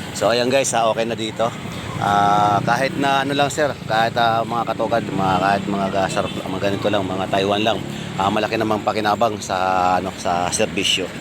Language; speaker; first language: Filipino; native; Filipino